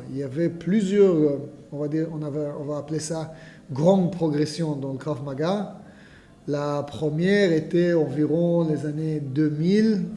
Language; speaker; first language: French; non-native, fluent; Hebrew